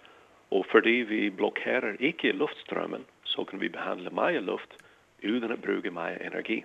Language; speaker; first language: Danish; non-native, fluent; English